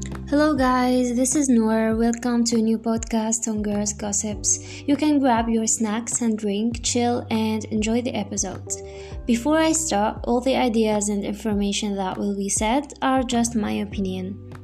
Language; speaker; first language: English; non-native, fluent; Arabic